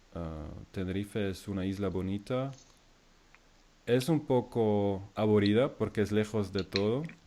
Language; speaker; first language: Spanish; non-native, fluent; German